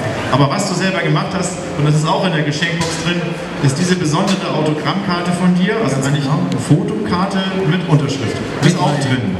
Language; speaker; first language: German; native; German